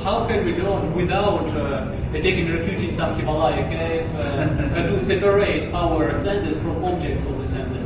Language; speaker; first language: English; non-native, fluent; Russian